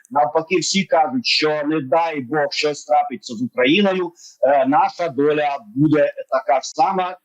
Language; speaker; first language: Ukrainian; non-native, local second language; Hungarian